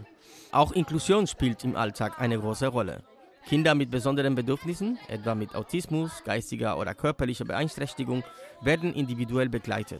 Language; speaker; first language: German; native; German